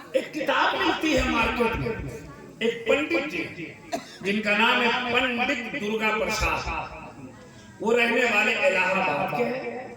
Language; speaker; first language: Hindi; non-native, local second language; Maithili